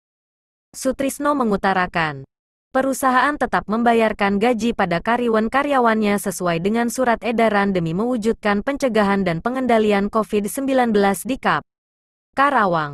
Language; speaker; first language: Indonesian; native; Indonesian